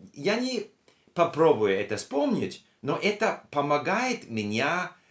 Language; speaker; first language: Russian; non-native, learner; English